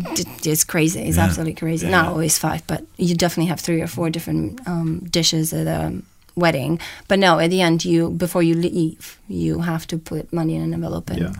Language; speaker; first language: English; non-native, fluent; Romanian